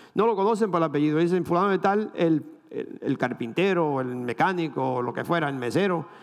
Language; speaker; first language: Spanish; native; Spanish